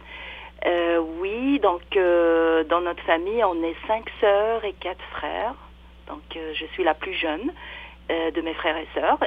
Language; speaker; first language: French; non-native, local second language; Arabic